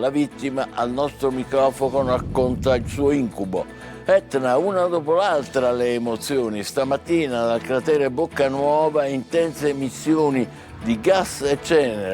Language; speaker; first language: Italian; native; Italian